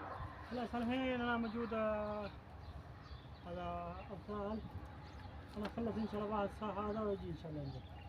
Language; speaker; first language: Arabic; non-native, learner; Punjabi